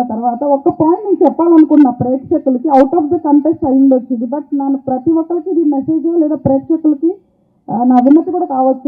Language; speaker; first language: Telugu; native; Telugu